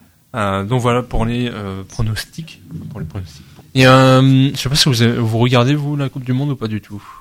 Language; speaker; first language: French; native; French